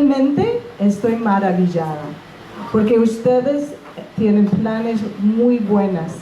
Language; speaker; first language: Spanish; non-native, fluent; English